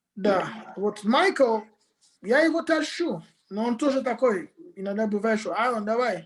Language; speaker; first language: Russian; non-native, fluent; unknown